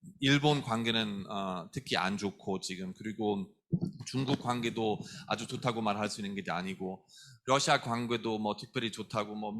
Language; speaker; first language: Korean; non-native, fluent; German